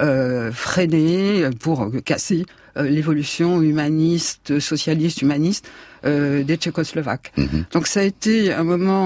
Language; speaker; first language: French; native; French